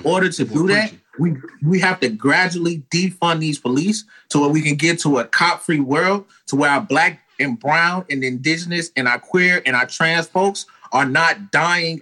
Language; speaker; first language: English; native; English